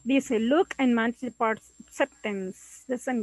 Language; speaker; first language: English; non-native, learner; Spanish